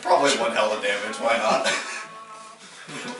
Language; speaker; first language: English; native; English